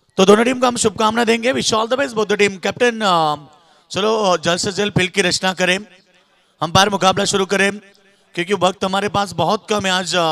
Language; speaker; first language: Hindi; non-native, local second language; Marathi